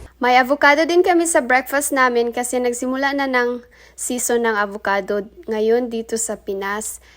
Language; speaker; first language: Filipino; non-native, local second language; Cebuano